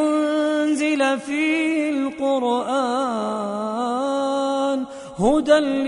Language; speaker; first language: Arabic; native; Arabic